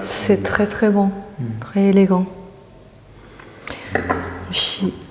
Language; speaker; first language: French; non-native, fluent; Japanese